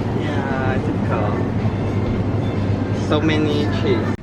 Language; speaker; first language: English; non-native, learner; Chinese